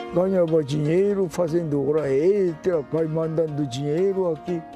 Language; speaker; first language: Portuguese; non-native, learner; Korean